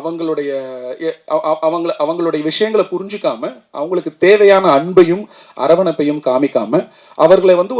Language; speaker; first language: Tamil; native; Tamil